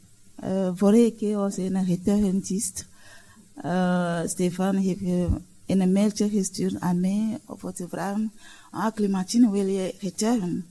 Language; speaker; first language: Dutch; non-native, learner; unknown